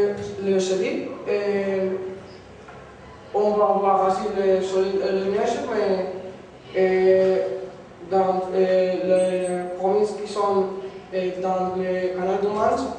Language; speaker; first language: French; non-native, learner; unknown